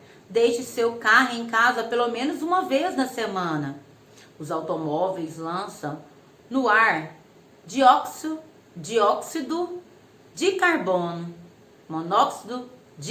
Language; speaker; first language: Portuguese; native; Portuguese